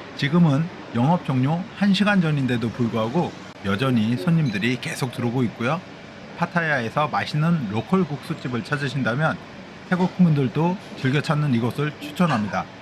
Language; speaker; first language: Korean; native; Korean